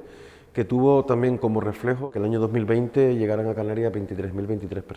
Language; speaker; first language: Spanish; native; Spanish